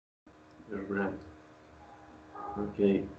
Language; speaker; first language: English; non-native, learner; Spanish